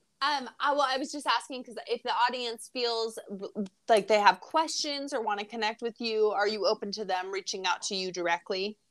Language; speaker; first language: English; native; English